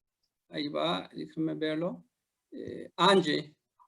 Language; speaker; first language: Spanish; non-native, fluent; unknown